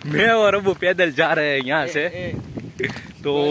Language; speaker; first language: Hindi; non-native, local second language; Gujarati